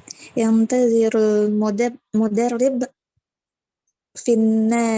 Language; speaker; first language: Arabic; non-native, learner; Indonesian